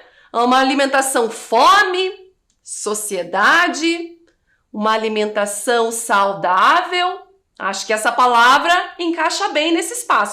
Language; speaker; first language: Portuguese; native; Portuguese